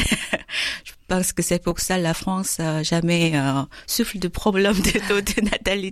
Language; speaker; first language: French; non-native, learner; Korean